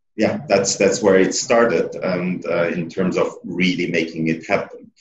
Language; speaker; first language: English; non-native, fluent; Italian